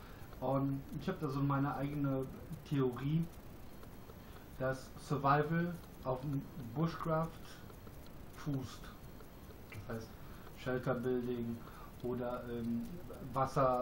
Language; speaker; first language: German; native; German